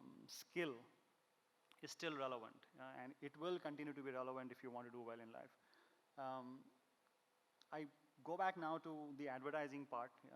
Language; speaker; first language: English; non-native, local second language; Hindi